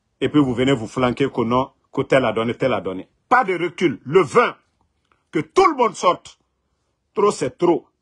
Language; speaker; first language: French; non-native, local second language; Mandingo